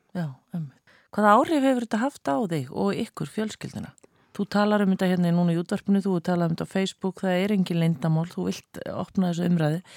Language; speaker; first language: Icelandic; native; Icelandic